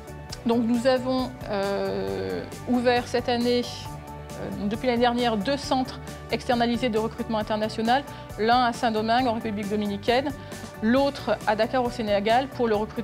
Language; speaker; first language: French; native; French